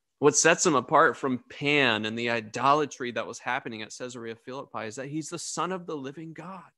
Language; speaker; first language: English; native; English